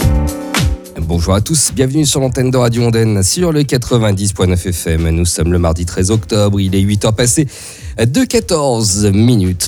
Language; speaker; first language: French; native; French